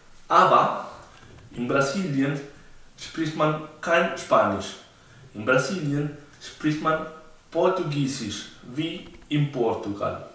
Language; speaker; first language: German; non-native, fluent; Spanish